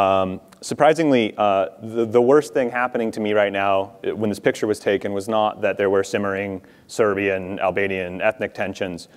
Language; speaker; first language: English; native; English